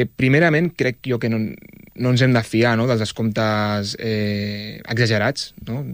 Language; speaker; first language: Catalan; early bilingual, other home language; Arabic